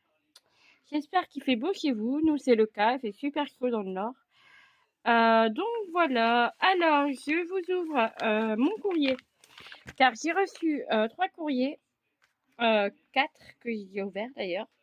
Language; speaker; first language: French; native; French